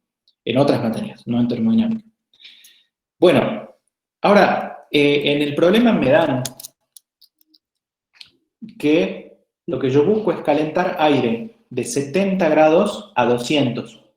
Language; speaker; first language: Spanish; native; Spanish